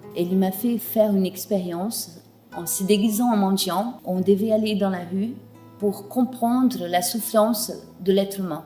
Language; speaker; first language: French; non-native, fluent; Portuguese